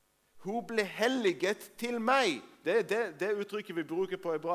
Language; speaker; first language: Norwegian; non-native, fluent; Hebrew